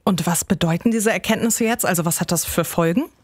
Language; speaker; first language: German; native; German